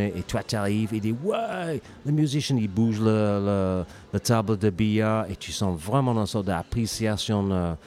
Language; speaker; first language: French; non-native, fluent; English